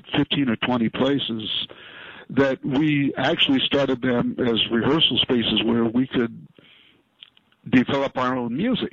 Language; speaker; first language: English; native; English